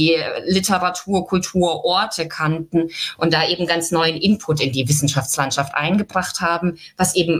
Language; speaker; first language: German; native; German